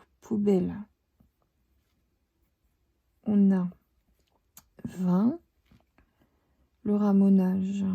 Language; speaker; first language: French; native; French